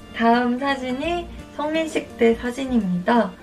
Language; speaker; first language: Korean; non-native, fluent; Japanese